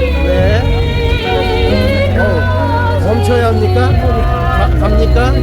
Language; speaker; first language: Korean; native; Korean